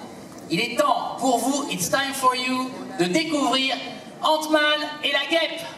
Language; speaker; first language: French; native; French